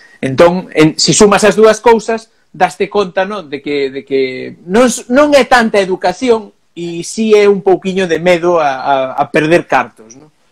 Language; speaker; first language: Galician; non-native, local second language; Spanish